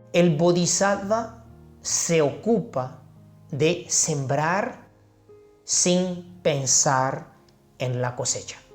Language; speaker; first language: Spanish; non-native, fluent; Chinese